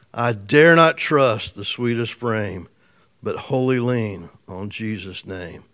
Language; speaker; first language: English; native; English